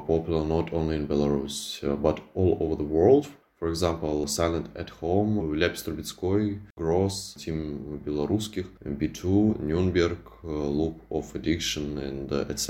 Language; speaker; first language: English; non-native, fluent; Belarusian